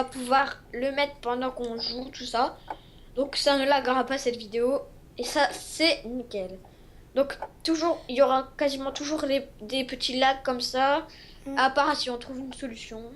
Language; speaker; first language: French; native; French